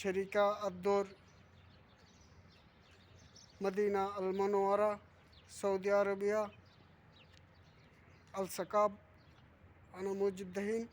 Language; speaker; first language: Arabic; non-native, learner; Bangla